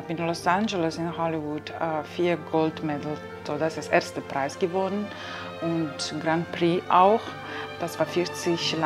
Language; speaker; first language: German; non-native, learner; Kazakh